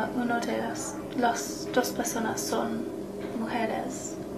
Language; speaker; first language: Spanish; non-native, learner; English